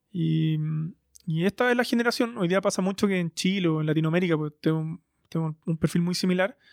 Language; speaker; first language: Spanish; native; Spanish